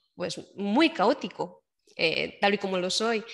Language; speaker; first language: Spanish; non-native, fluent; Japanese